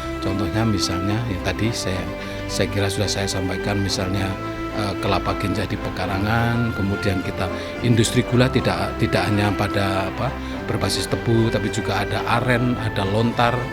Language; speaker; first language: Indonesian; native; Indonesian